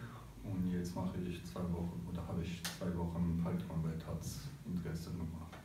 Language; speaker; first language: German; non-native, fluent; Arabic